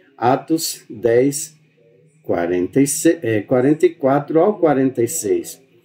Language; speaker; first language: Portuguese; native; Portuguese